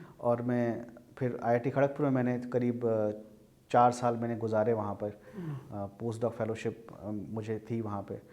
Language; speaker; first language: Hindi; native; Hindi